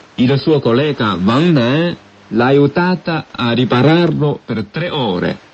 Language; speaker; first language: Italian; non-native, fluent; Chinese